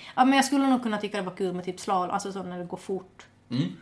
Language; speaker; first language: Swedish; native; Swedish